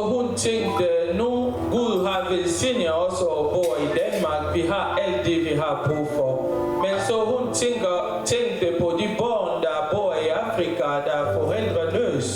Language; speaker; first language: Danish; non-native, fluent; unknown